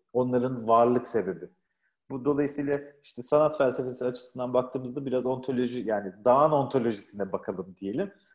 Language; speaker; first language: Turkish; native; Turkish